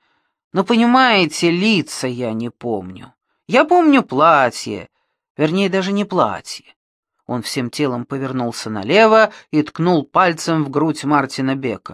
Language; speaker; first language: Russian; native; Russian